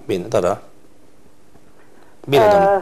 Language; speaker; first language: Romanian; native; Romanian